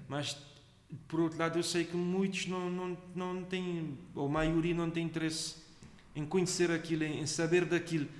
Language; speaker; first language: Portuguese; non-native, local second language; Kabuverdianu